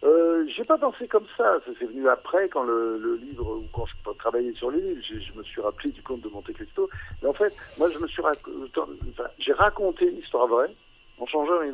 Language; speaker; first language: French; native; French